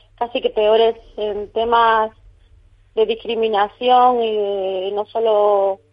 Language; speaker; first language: Spanish; native; Spanish